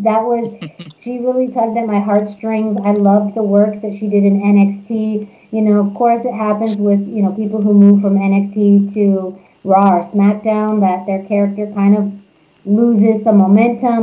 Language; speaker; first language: English; early bilingual, other home language; Spanish